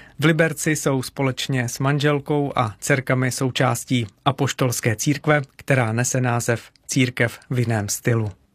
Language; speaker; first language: Czech; native; Czech